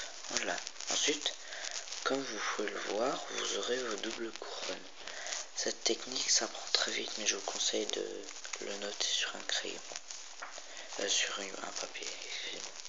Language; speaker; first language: French; native; French